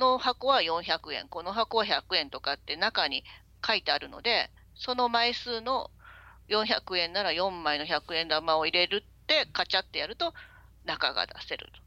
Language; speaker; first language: Japanese; native; Japanese